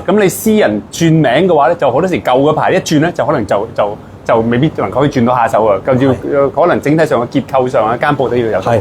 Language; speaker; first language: Cantonese; native; Cantonese